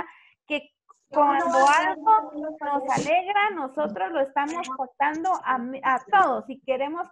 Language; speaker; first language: Spanish; native; Spanish